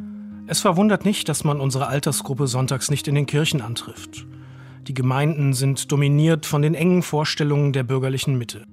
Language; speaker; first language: German; native; German